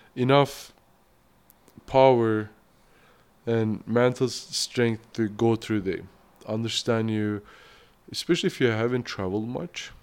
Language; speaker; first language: English; non-native, fluent; Turkish